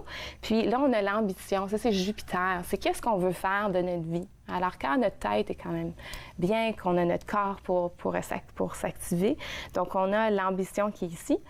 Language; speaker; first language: French; native; French